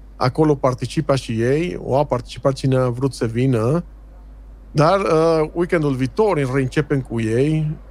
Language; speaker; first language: Romanian; non-native, fluent; Spanish